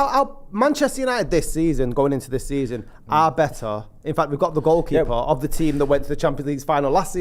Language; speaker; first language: English; native; English